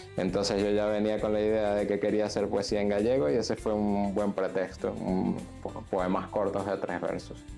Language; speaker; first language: Spanish; native; Spanish